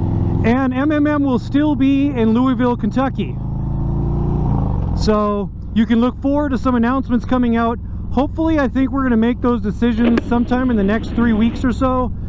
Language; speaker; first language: English; native; English